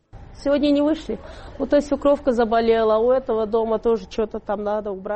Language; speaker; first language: Russian; non-native, local second language; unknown